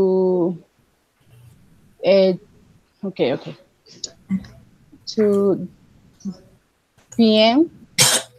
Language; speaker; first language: English; non-native, learner; Spanish